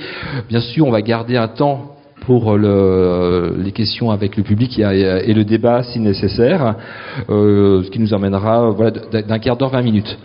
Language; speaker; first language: French; native; French